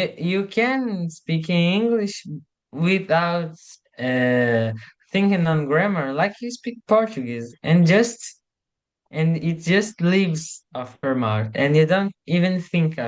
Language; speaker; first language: English; non-native, learner; Portuguese